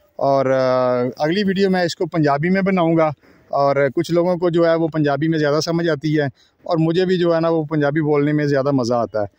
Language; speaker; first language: Urdu; non-native, local second language; Punjabi